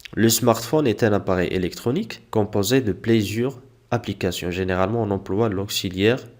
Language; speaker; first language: French; non-native, local second language; Arabic